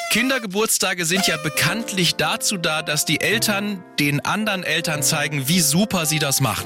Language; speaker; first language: German; native; German